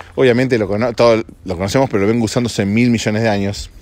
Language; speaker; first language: Spanish; native; Spanish